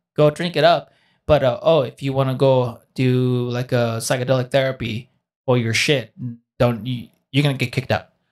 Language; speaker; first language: English; early bilingual, other home language; Spanish